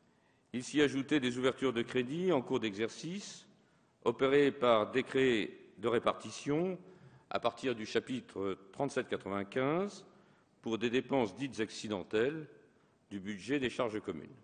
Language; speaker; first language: French; native; French